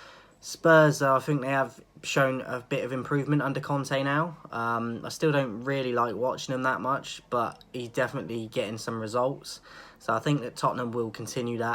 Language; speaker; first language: English; native; English